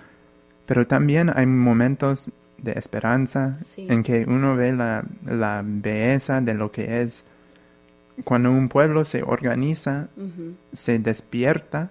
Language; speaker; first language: Spanish; non-native, fluent; English